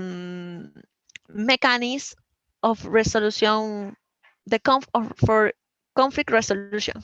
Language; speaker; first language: English; non-native, learner; Spanish